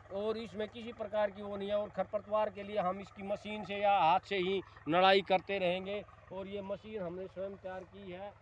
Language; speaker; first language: Hindi; native; Hindi